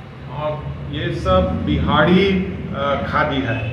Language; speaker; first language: Hindi; non-native, learner; English